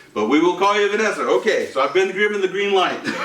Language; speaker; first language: English; native; English